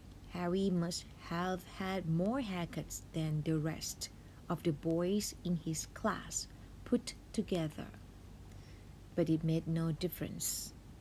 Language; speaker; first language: English; non-native, fluent; Thai